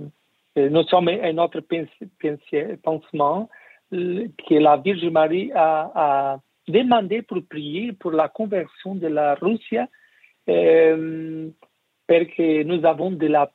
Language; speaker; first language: French; non-native, learner; Portuguese